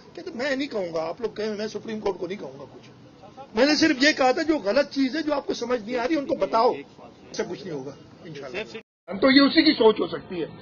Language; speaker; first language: Urdu; non-native, local second language; Sindhi